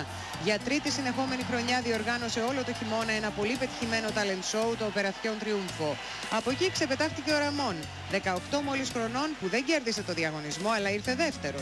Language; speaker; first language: Greek; native; Greek